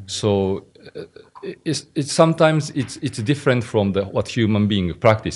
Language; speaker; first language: English; non-native, learner; Japanese